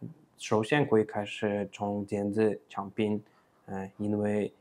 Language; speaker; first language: Chinese; non-native, fluent; Uzbek